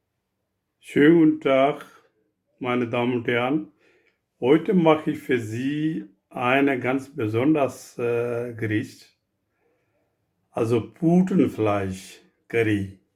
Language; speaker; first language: German; non-native, learner; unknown